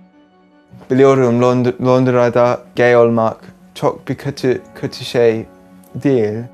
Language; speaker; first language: Turkish; early bilingual, heritage; English